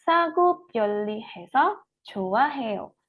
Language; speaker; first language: Korean; non-native, fluent; Indonesian